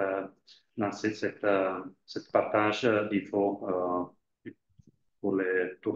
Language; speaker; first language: French; non-native, fluent; Italian